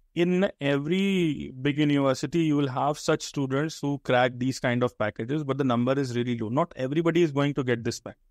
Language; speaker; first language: English; non-native, local second language; Hindi